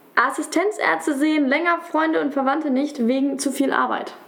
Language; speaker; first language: German; non-native, fluent; Russian